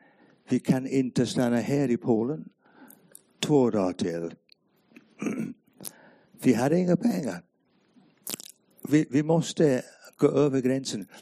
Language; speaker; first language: Swedish; non-native, fluent; English